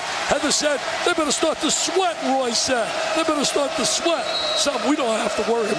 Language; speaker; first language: English; native; English